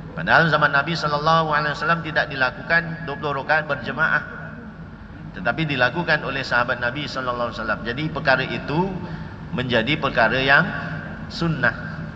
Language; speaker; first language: Malay; native; Malay